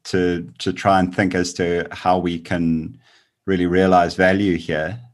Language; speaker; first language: English; native; English